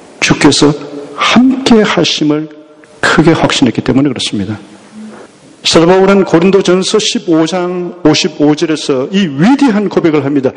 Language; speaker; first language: Korean; native; Korean